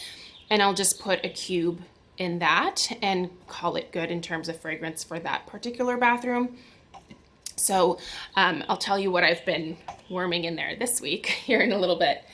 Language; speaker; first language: English; native; English